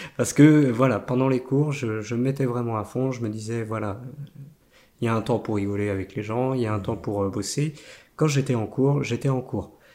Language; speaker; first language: French; native; French